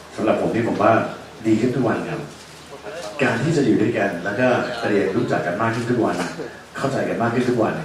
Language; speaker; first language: Thai; non-native, fluent; Danish